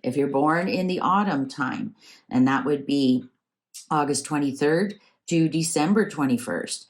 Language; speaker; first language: English; native; English